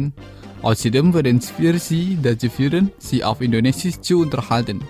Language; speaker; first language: German; non-native, fluent; Indonesian